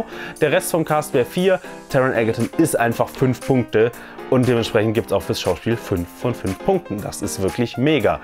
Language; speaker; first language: German; native; German